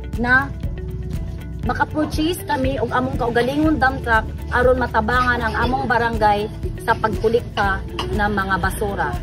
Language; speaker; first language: Cebuano; non-native, local second language; Surigaonon